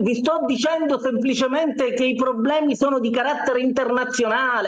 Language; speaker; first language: Italian; native; Italian